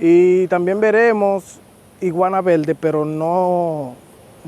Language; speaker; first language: Spanish; native; Spanish